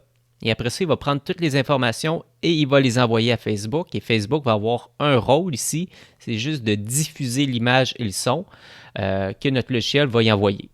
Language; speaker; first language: French; native; French